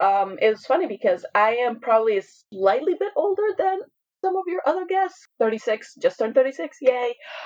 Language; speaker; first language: English; non-native, fluent; Spanish